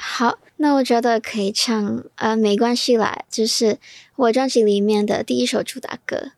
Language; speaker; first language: Chinese; non-native, fluent; Thai